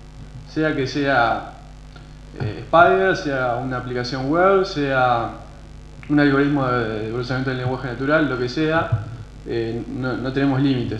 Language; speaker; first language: Spanish; native; Spanish